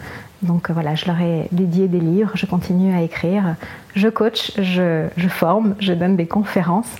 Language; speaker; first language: French; native; French